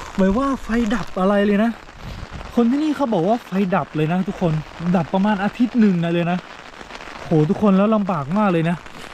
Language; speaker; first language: Thai; native; Thai